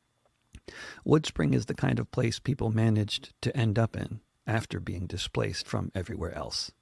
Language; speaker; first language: English; native; English